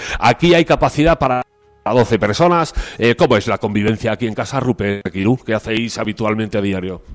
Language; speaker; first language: Spanish; native; Spanish